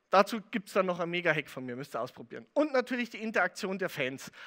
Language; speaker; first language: German; native; German